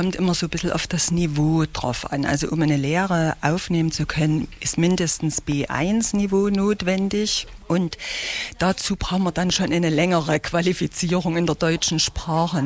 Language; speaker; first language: German; native; German